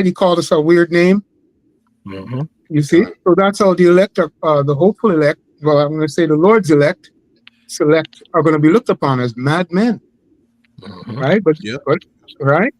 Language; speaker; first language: English; native; English